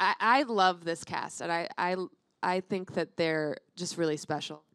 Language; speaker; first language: English; native; English